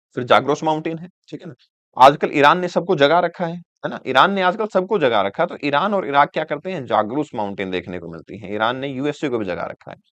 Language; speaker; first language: Hindi; native; Hindi